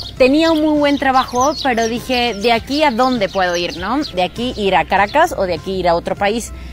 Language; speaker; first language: Spanish; native; Spanish